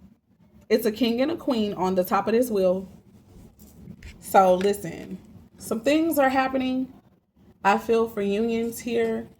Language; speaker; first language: English; native; English